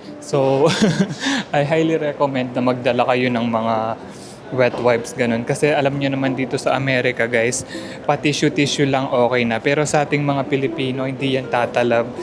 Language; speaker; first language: Filipino; native; Filipino